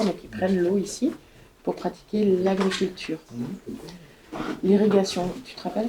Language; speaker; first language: French; native; French